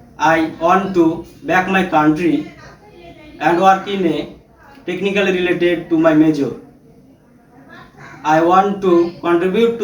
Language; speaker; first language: English; non-native, learner; Bangla